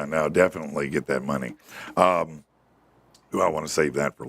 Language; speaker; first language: English; native; English